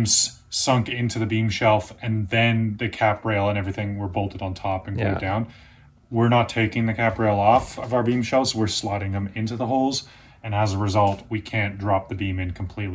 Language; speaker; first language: English; native; English